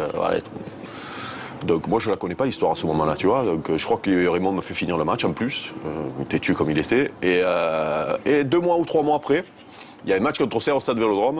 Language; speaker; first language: French; native; French